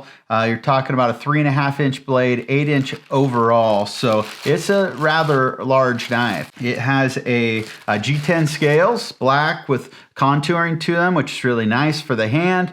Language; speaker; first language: English; native; English